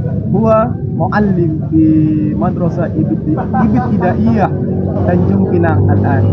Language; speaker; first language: Arabic; non-native, learner; Indonesian